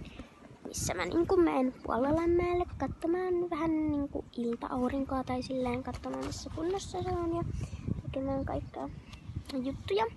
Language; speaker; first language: Finnish; native; Finnish